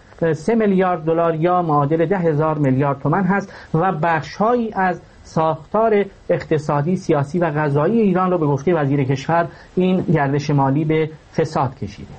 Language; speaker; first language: Persian; native; Persian